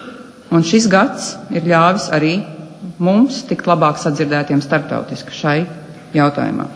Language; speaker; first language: Latvian; native; Latvian